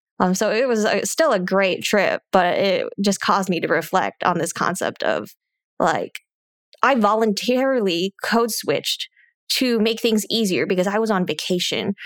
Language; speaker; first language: English; native; English